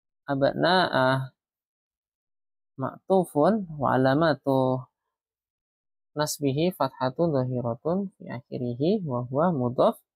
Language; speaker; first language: Arabic; non-native, fluent; Indonesian